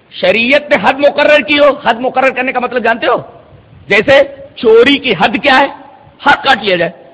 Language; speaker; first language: Urdu; native; Urdu